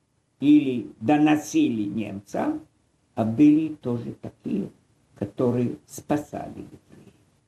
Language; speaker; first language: Russian; non-native, fluent; Polish